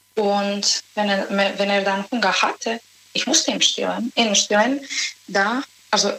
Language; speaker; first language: German; non-native, learner; Serbian